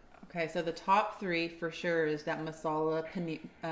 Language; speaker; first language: English; native; English